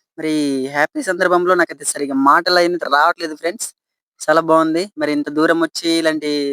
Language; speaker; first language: Telugu; non-native, local second language; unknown